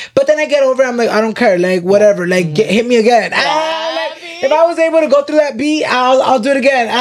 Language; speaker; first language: English; early bilingual, other home language; Spanish